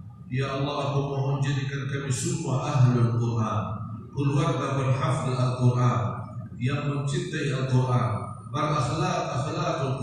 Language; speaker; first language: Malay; non-native, fluent; Arabic